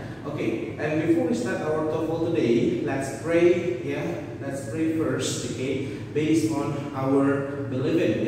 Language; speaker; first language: English; non-native, fluent; Indonesian